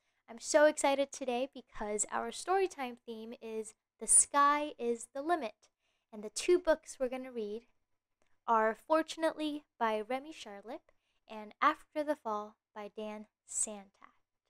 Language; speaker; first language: English; native; English